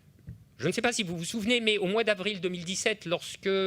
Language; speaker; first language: French; native; French